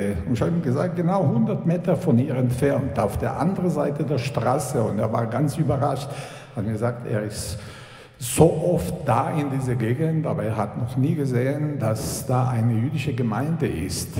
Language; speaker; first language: German; non-native, fluent; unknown